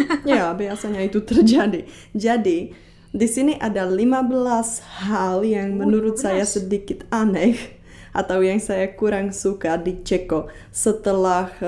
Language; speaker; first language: Indonesian; non-native, fluent; Czech